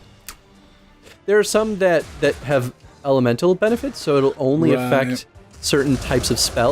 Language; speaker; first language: English; native; English